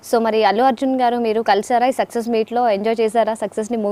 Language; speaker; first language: Telugu; native; Telugu